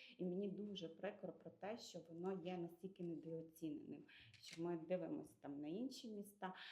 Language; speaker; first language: Ukrainian; native; Ukrainian